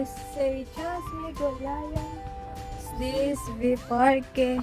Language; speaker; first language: Russian; non-native, learner; Filipino